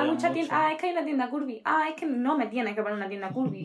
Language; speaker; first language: Spanish; native; Spanish